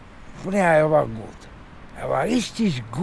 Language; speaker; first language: German; non-native, learner; Russian